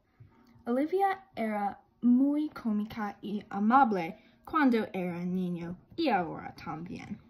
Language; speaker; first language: Spanish; non-native, learner; English